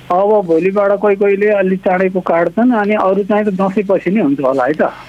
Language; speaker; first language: Nepali; native; Nepali